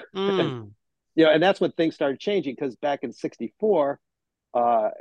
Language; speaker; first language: English; native; English